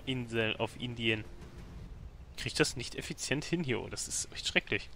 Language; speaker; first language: German; native; German